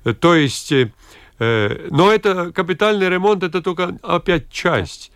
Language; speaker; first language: Russian; non-native, local second language; Latvian